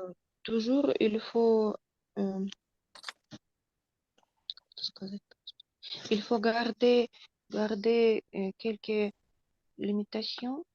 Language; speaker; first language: French; non-native, learner; Russian